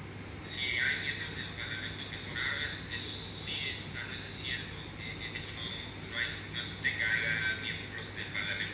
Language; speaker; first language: Spanish; non-native, fluent; English